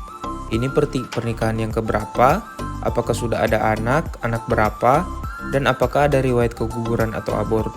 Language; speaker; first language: Indonesian; native; Indonesian